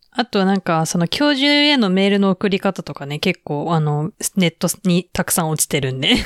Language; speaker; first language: Japanese; native; Japanese